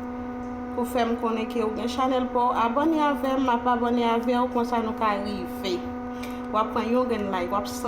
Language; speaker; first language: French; non-native, learner; Haitian Creole